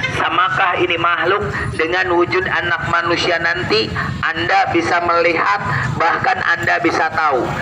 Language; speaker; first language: Indonesian; non-native, local second language; Sundanese